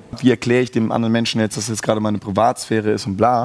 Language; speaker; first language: German; native; German